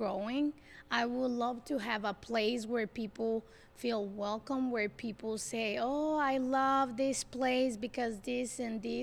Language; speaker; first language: English; non-native, fluent; Spanish